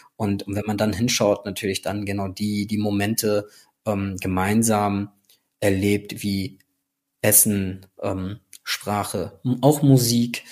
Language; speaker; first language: German; native; German